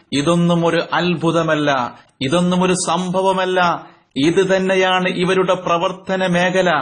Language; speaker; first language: Malayalam; native; Malayalam